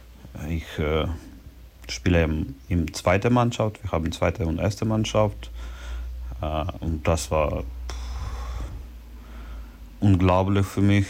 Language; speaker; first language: German; non-native, learner; Ukrainian